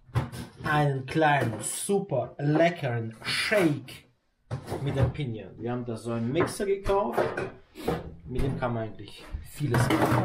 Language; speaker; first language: German; native; German